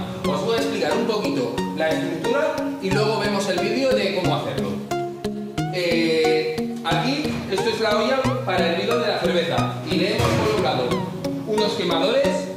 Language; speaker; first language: Spanish; native; Spanish